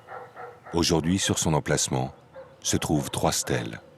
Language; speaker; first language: French; native; French